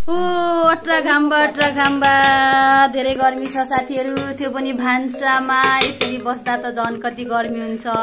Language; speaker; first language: Nepali; non-native, local second language; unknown